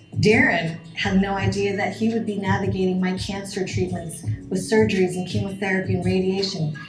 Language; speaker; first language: English; native; English